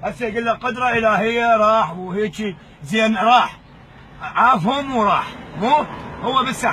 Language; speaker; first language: Arabic; native; Arabic